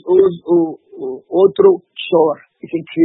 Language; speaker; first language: Portuguese; non-native, learner; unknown